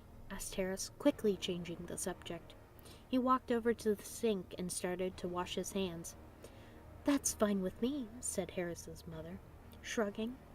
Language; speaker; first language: English; native; English